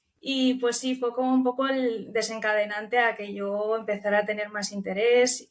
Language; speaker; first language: Spanish; early bilingual, other home language; Romanian